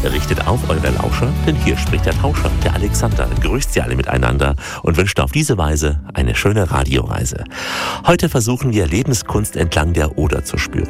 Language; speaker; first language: German; native; German